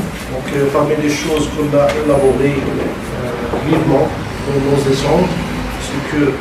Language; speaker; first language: French; non-native, local second language; Arabic